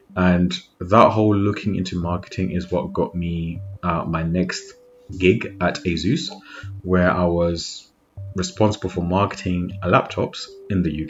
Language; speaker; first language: English; non-native, local second language; Shona